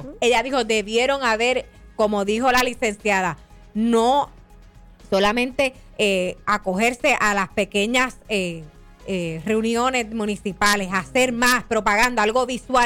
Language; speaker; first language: Spanish; native; Spanish